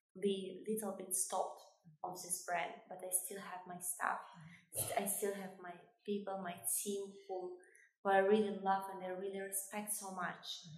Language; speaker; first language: English; non-native, fluent; Albanian